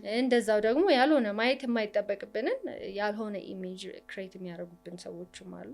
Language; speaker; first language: Amharic; native; Amharic